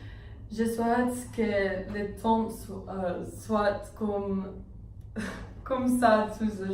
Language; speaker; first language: French; non-native, learner; English